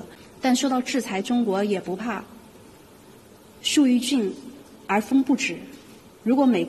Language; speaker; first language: Chinese; native; Chinese